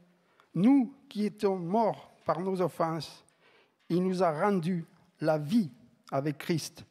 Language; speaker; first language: French; native; French